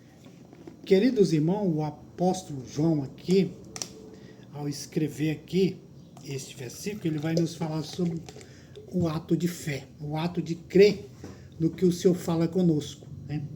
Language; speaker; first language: Portuguese; native; Portuguese